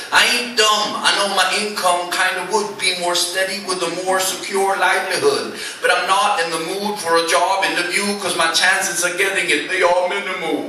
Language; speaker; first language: English; non-native, fluent; Swedish